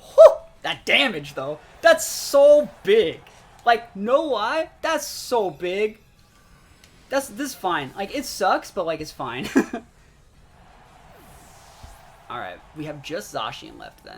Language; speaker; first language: English; native; English